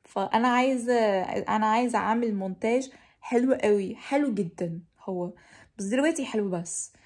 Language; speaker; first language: Egyptian Arabic; non-native, fluent; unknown